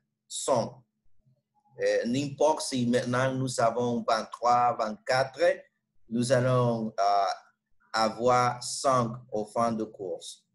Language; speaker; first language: French; non-native, fluent; Spanish